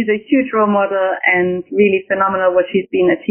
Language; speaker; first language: English; non-native, fluent; German